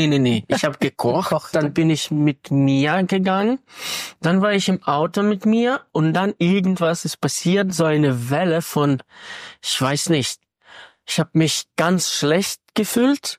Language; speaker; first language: German; non-native, fluent; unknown